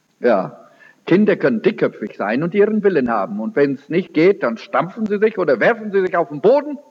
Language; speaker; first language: German; early bilingual, heritage; German